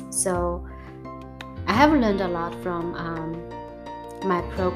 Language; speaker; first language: English; non-native, fluent; Chinese